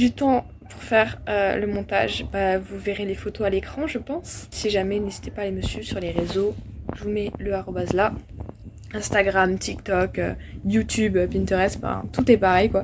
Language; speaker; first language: French; native; French